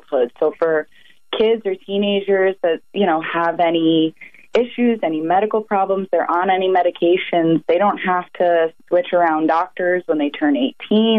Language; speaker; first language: English; native; English